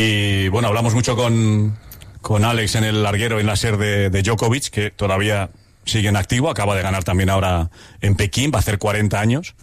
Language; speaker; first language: Spanish; native; Spanish